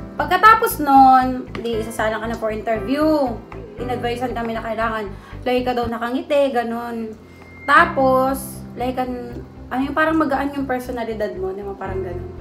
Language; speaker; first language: Filipino; native; Filipino